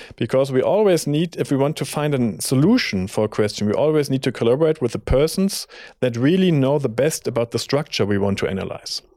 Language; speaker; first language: English; non-native, fluent; German